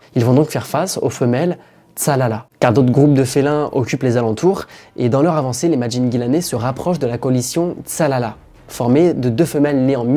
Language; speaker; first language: French; native; French